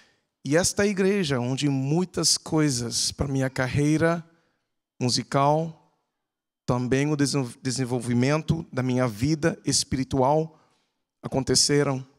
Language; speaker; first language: Portuguese; non-native, fluent; English